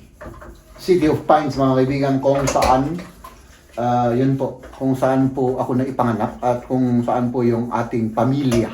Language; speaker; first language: Filipino; native; Filipino